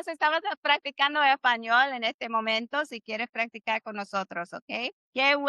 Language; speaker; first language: Spanish; non-native, fluent; English